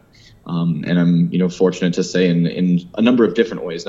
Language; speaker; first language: English; native; English